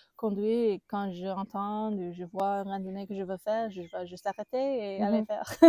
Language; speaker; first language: French; non-native, learner; English